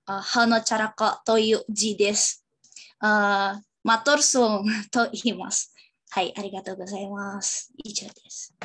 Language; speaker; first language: Japanese; non-native, learner; Indonesian